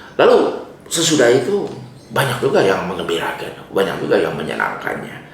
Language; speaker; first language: Indonesian; non-native, local second language; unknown